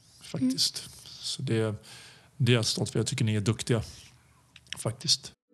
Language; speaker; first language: Swedish; early bilingual, other home language; Serbian